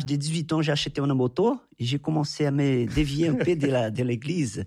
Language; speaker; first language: French; non-native, fluent; Portuguese